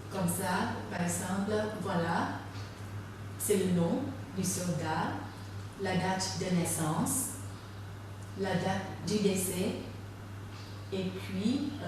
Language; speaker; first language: French; non-native, fluent; Thai